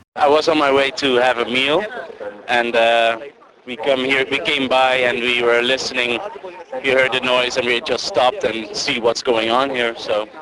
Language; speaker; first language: English; non-native, fluent; Dutch